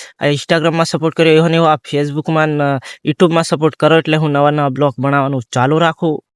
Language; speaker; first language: Gujarati; non-native, local second language; Bhili